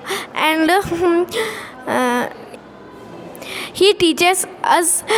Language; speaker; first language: English; non-native, learner; Hindi